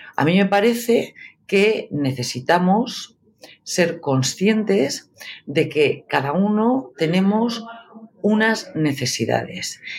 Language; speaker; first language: Spanish; native; Spanish